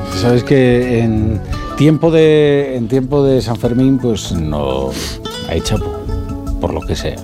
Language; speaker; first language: Spanish; native; Spanish